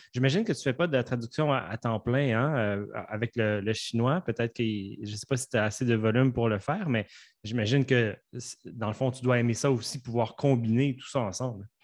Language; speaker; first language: French; native; French